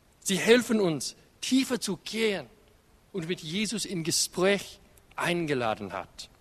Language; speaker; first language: German; non-native, learner; English